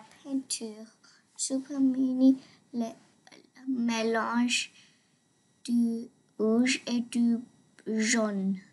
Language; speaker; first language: French; non-native, learner; English